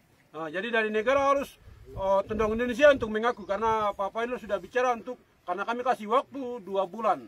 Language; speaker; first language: Indonesian; non-native, local second language; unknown